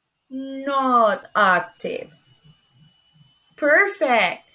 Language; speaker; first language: English; non-native, fluent; Spanish